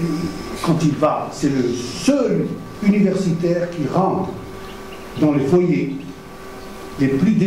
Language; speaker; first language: French; non-native, local second language; Arabic